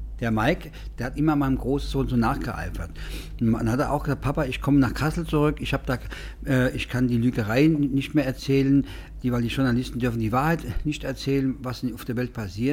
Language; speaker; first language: German; native; German